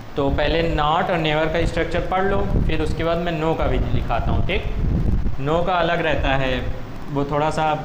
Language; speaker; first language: Hindi; native; Hindi